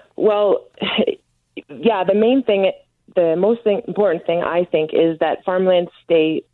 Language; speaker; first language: English; native; English